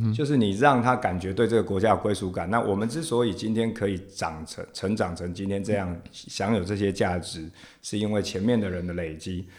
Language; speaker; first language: Chinese; non-native, local second language; Min Nan Chinese